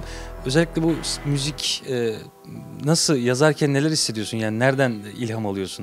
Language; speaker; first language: Turkish; native; Turkish